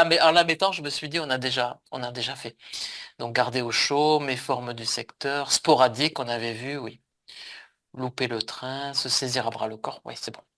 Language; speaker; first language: French; native; French